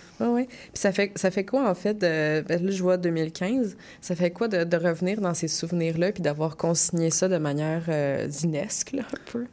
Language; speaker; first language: French; native; French